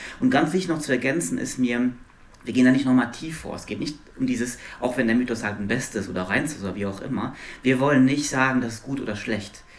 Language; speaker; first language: German; non-native, local second language; Luxembourgish